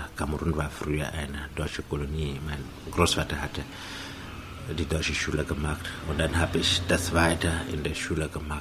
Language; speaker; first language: German; non-native, fluent; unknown